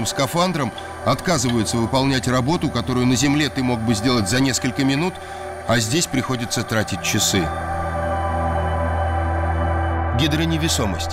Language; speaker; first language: Russian; native; Russian